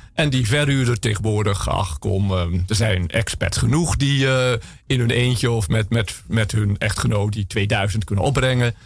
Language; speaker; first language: Dutch; native; Dutch